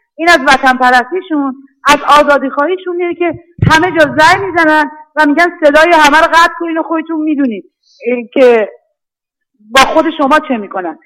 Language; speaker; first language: Persian; native; Persian